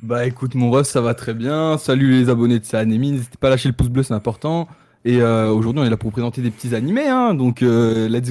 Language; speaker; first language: French; native; French